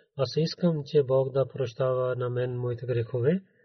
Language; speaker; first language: Bulgarian; non-native, learner; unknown